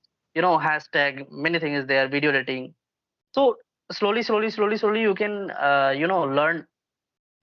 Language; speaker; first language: English; non-native, local second language; Hindi